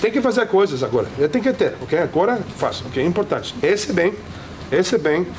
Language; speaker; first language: Portuguese; non-native, learner; English